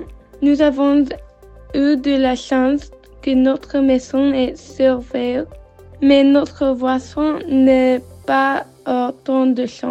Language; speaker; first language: French; non-native, learner; English